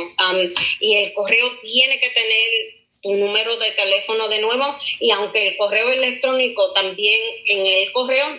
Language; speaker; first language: Spanish; early bilingual, heritage; Spanish